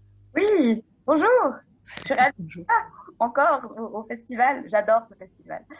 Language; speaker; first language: French; native; French